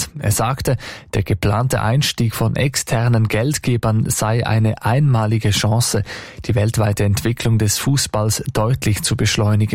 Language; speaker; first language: German; native; German